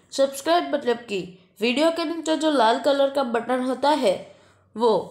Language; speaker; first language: Hindi; native; Hindi